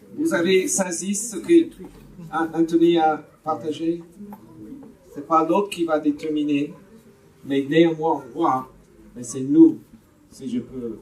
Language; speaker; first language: French; non-native, fluent; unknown